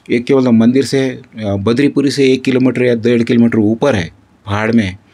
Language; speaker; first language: Hindi; non-native, local second language; Kannada